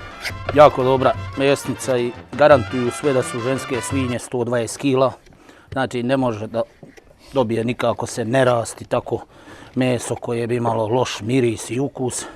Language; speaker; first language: Bosnian; native; Bosnian